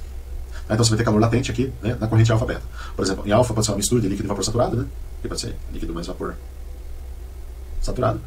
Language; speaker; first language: Portuguese; native; Portuguese